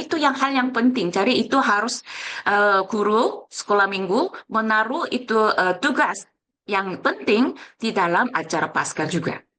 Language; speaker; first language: Indonesian; non-native, fluent; Korean